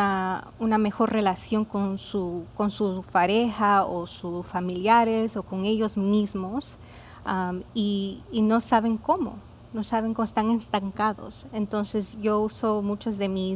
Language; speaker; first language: Spanish; early bilingual, heritage; Spanish